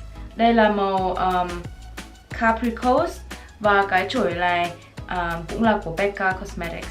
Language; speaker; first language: Vietnamese; early bilingual, heritage; Vietnamese